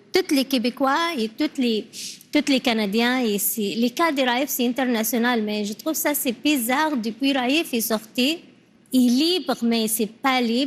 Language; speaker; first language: French; non-native, learner; Arabic